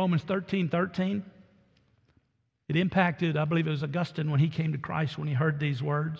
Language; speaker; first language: English; native; English